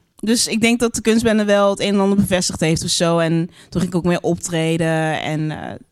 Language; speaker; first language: Dutch; native; Dutch